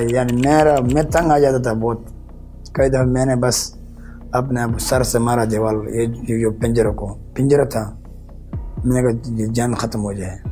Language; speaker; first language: Urdu; non-native, local second language; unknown